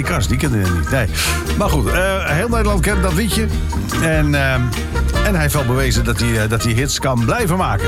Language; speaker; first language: Dutch; native; Dutch